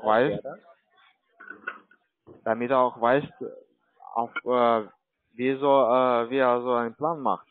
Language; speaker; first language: German; non-native, learner; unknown